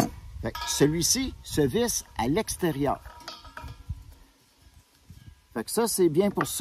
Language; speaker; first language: French; native; French